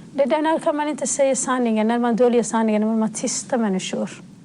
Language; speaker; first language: Swedish; non-native, fluent; Somali